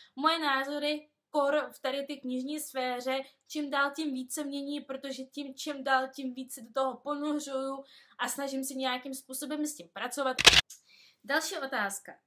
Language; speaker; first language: Czech; non-native, fluent; Russian